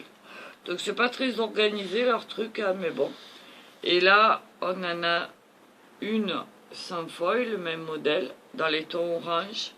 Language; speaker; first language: French; native; French